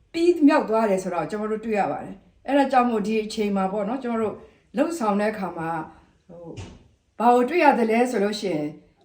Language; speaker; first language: Burmese; non-native, local second language; S'gaw Karen